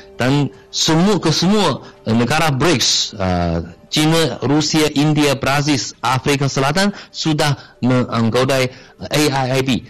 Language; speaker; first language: Malay; non-native, fluent; Chinese